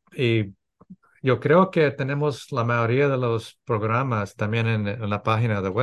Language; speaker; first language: Spanish; early bilingual, heritage; English